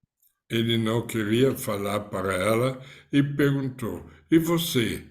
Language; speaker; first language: Portuguese; non-native, fluent; German